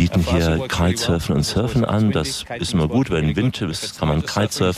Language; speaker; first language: German; native; German